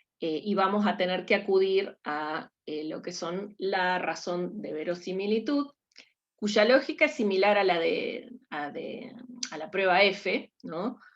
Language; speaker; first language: Spanish; native; Spanish